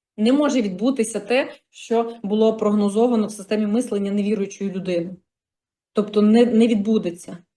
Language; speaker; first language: Ukrainian; native; Ukrainian